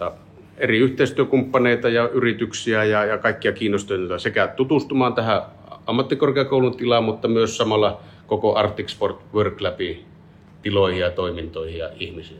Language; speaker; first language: Finnish; native; Finnish